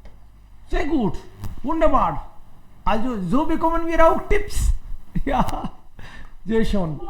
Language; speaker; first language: German; non-native, fluent; Hindi